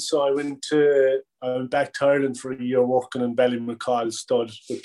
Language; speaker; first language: English; native; English